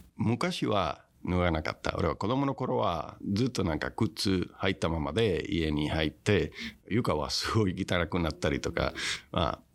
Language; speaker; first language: Japanese; non-native, fluent; Spanish